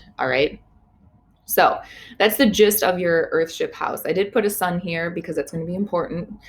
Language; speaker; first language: English; native; English